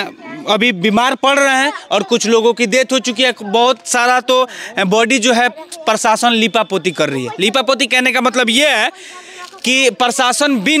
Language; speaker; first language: Hindi; native; Hindi